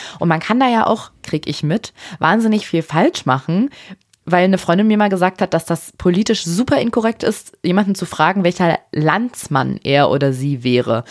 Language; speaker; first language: German; native; German